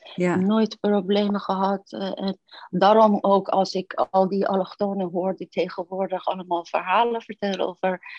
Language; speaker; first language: Dutch; non-native, fluent; Persian